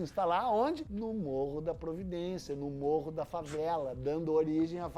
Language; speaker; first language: Portuguese; native; Portuguese